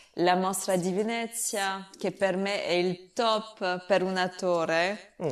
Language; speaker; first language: Italian; non-native, fluent; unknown